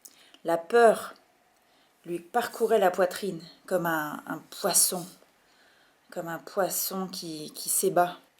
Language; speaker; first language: French; native; French